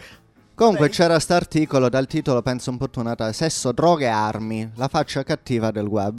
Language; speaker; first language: Italian; native; Italian